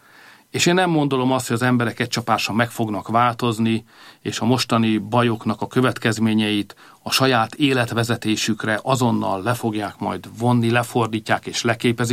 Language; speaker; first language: Hungarian; native; Hungarian